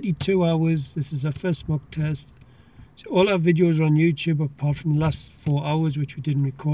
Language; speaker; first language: English; native; English